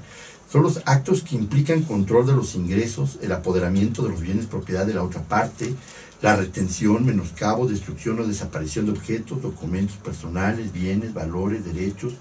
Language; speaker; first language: Spanish; native; Spanish